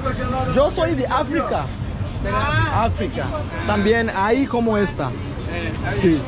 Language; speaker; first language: Spanish; non-native, learner; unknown